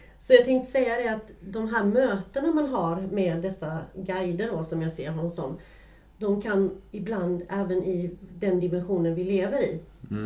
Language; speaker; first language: Swedish; native; Swedish